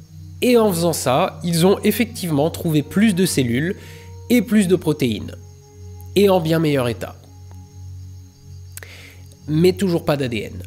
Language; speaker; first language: French; native; French